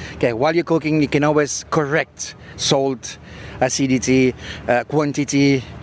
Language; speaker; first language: English; non-native, fluent; Italian